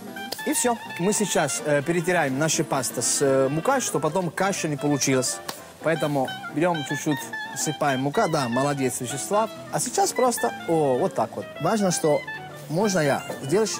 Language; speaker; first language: Russian; non-native, fluent; Italian